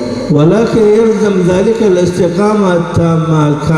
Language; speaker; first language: Arabic; native; Arabic